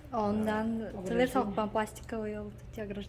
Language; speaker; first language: Russian; non-native, local second language; Tuvinian